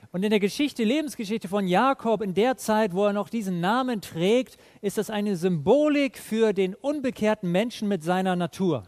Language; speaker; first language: German; native; German